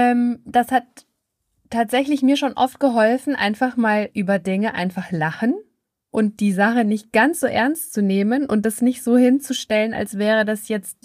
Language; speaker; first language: German; native; German